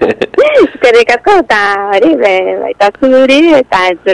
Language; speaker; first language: Basque; non-native, local second language; Spanish